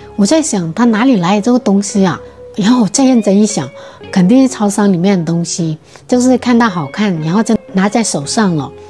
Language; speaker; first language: Chinese; native; Chinese